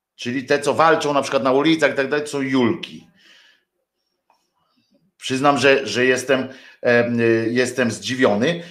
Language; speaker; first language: Polish; native; Polish